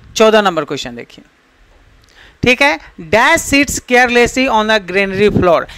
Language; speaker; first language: Hindi; native; Hindi